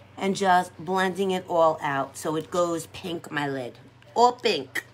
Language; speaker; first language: English; native; English